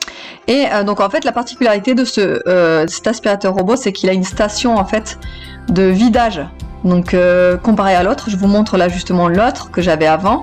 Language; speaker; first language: French; native; French